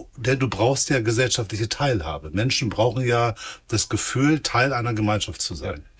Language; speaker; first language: German; native; German